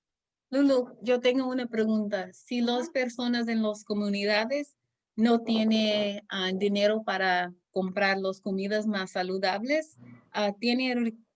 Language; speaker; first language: Spanish; non-native, learner; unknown